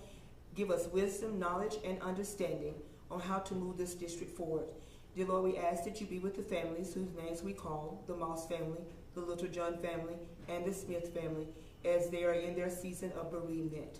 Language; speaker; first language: English; native; English